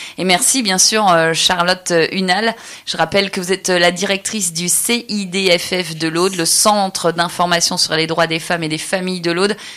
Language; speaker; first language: French; native; French